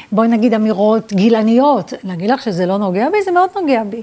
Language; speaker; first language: Hebrew; early bilingual, other home language; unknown